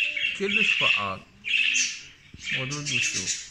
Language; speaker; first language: Arabic; native; Arabic